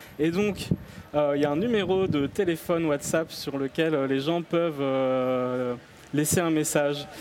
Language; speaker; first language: French; native; French